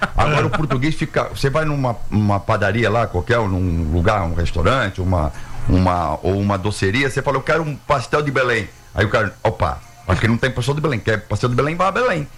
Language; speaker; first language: Portuguese; native; Portuguese